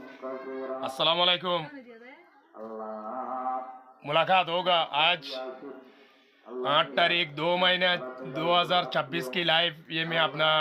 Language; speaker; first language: Hindi; non-native, fluent; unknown